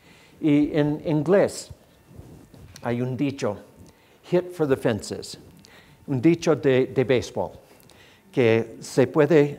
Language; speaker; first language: Spanish; non-native, fluent; English